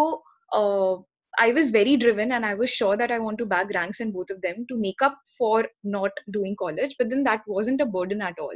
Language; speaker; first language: English; non-native, local second language; Hindi